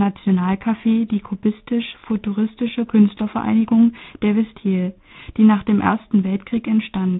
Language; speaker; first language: German; native; German